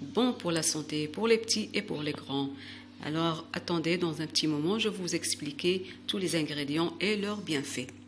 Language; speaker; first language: French; non-native, local second language; Arabic